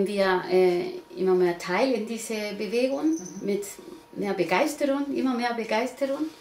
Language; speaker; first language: German; non-native, learner; Spanish